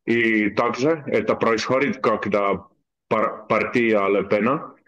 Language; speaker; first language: Russian; non-native, learner; Finnish